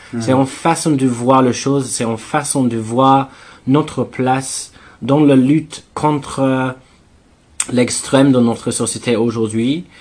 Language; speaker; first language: French; non-native, learner; English